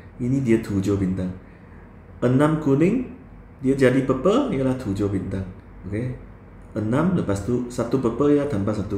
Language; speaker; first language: Malay; non-native, local second language; Chinese